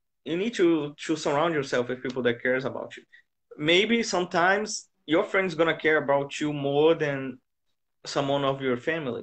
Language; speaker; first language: English; non-native, fluent; Portuguese